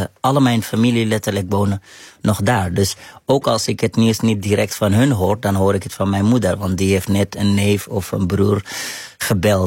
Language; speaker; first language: Dutch; non-native, fluent; Arabic